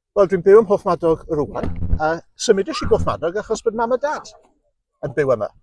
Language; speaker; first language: Welsh; early bilingual, heritage; Welsh